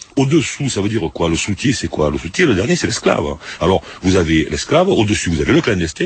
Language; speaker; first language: French; native; French